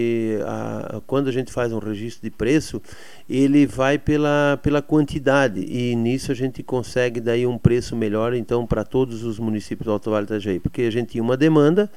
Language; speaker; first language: Portuguese; native; Portuguese